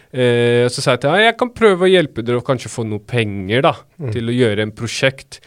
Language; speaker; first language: Norwegian; early bilingual, other home language; Baluchi